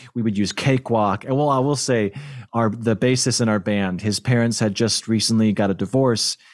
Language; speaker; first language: English; native; English